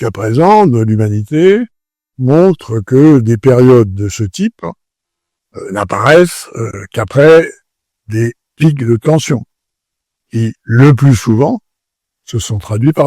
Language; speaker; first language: French; native; French